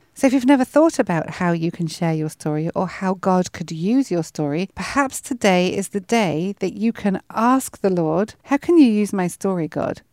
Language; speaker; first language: English; native; English